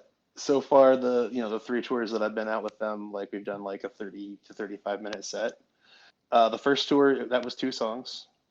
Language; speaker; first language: English; native; English